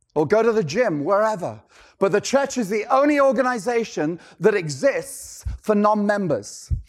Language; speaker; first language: English; native; English